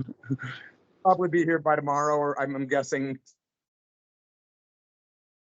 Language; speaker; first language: English; native; English